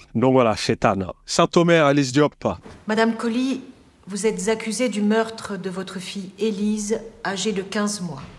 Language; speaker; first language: French; native; French